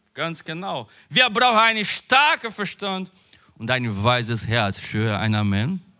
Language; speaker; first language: German; non-native, learner; Portuguese